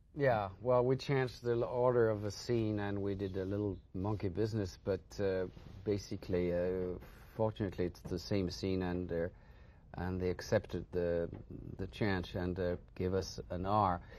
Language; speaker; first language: English; non-native, fluent; French